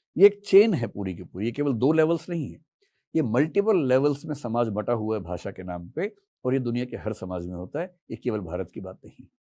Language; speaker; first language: Hindi; native; Hindi